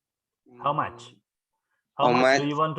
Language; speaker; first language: English; non-native, fluent; Indonesian